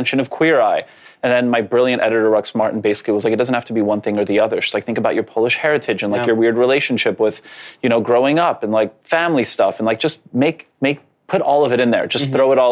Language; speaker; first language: English; non-native, fluent; Polish